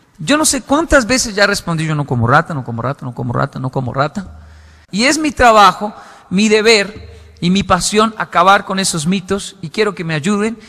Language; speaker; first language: Spanish; non-native, fluent; Japanese